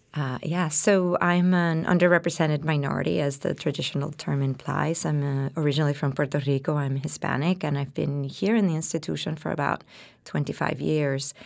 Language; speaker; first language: English; non-native, fluent; Spanish